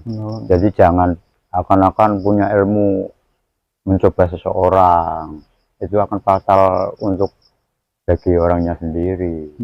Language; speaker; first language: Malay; non-native, local second language; Javanese